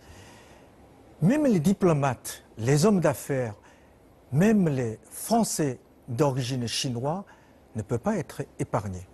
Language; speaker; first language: French; non-native, fluent; Chinese